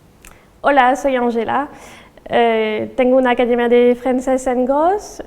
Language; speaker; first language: Spanish; non-native, fluent; French